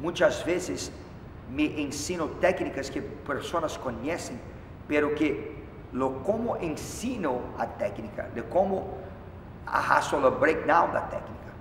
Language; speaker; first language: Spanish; non-native, fluent; Portuguese